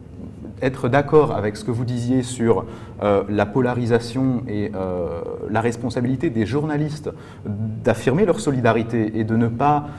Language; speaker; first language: French; native; French